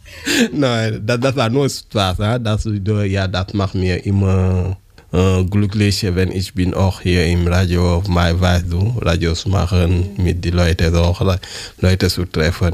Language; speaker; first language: German; non-native, learner; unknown